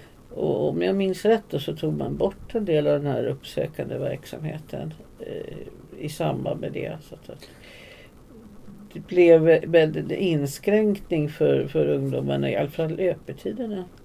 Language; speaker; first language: Swedish; native; Swedish